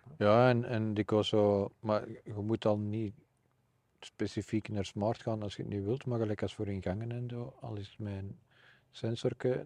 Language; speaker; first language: Dutch; native; Dutch